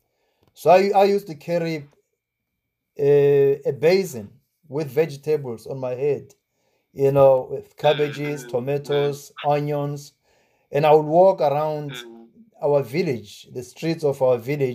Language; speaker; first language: English; non-native, local second language; Tsonga